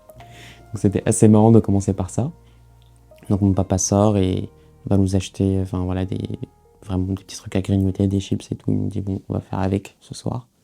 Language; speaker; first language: French; early bilingual, other home language; Arabic